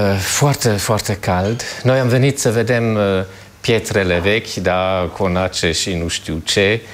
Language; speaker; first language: Romanian; non-native, fluent; German